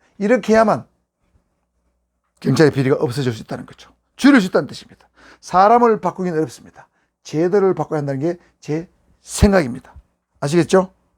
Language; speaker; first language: Korean; native; Korean